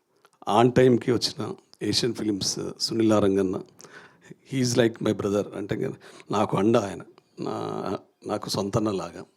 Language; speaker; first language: Telugu; native; Telugu